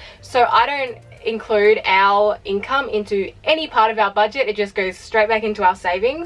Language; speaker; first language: English; native; English